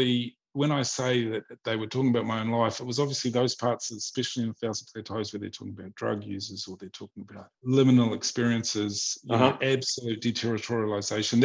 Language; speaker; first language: English; native; English